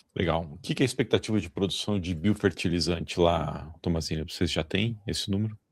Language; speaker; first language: Portuguese; native; Portuguese